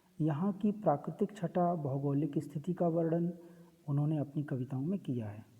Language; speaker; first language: Hindi; native; Hindi